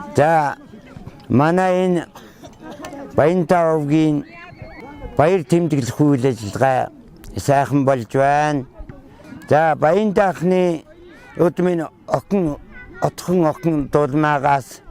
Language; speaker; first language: Mongolian; native; Mongolian